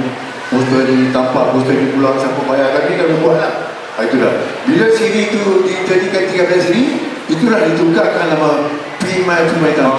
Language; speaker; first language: Malay; native; Malay